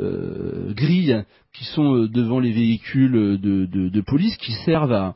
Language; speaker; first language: French; native; French